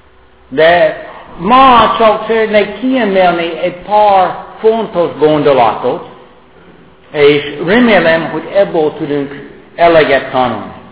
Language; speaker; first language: Hungarian; non-native, fluent; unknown